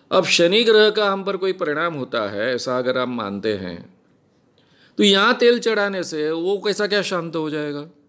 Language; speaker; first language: Hindi; native; Hindi